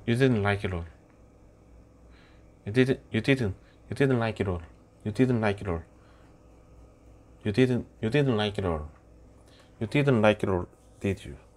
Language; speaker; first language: English; non-native, learner; Korean